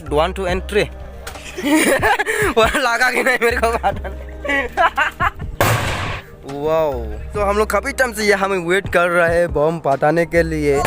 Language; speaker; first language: Hindi; non-native, local second language; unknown